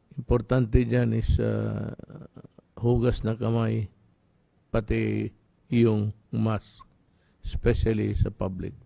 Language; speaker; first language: Filipino; non-native, local second language; Cebuano